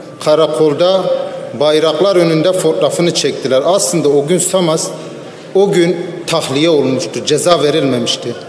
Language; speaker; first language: Turkish; non-native, local second language; Kurdish